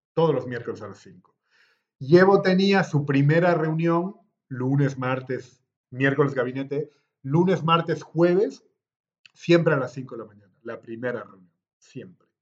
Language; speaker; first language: Spanish; native; Spanish